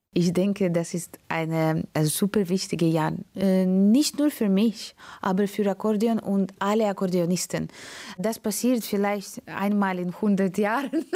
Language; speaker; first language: German; non-native, learner; Latvian